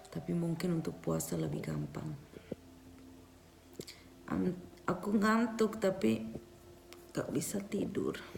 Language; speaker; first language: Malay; early bilingual, heritage; Malay